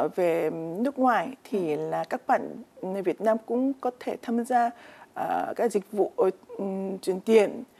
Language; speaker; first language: Vietnamese; non-native, fluent; Korean